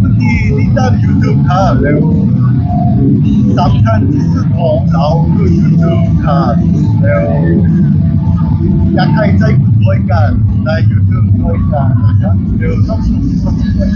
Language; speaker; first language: Thai; non-native, fluent; Korean